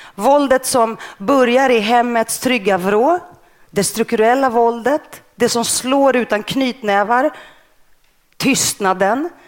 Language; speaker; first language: Swedish; early bilingual, other home language; Greek